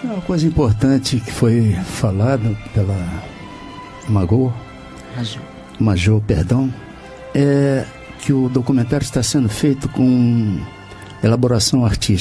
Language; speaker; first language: Portuguese; native; Portuguese